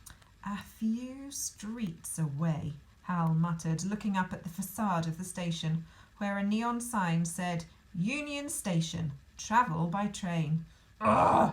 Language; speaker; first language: English; native; English